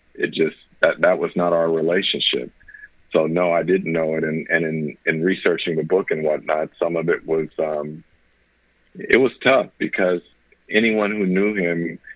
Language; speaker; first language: English; native; English